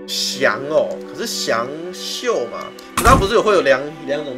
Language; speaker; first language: Chinese; native; Chinese